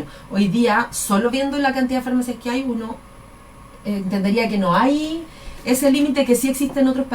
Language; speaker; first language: Spanish; native; Spanish